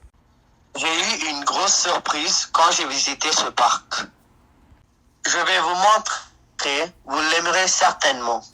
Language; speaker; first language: French; non-native, learner; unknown